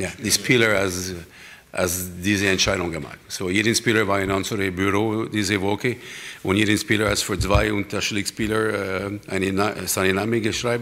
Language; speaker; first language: German; non-native, learner; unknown